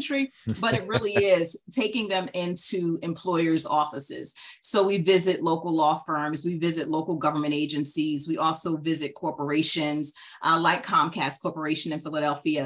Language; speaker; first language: English; native; English